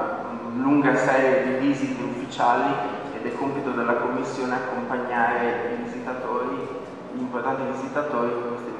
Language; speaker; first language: Italian; native; Italian